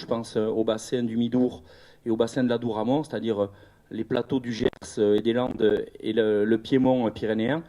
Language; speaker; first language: French; native; French